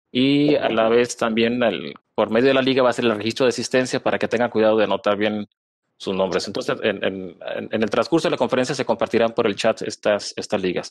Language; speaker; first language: Spanish; native; Spanish